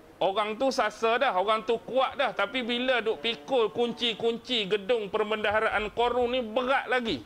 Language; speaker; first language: Malay; native; Malay